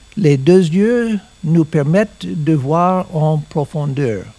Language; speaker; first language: French; non-native, learner; English